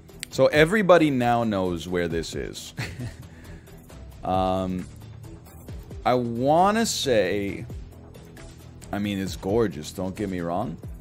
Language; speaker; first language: English; native; English